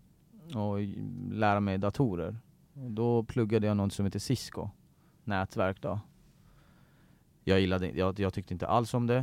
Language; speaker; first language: Swedish; early bilingual, other home language; Persian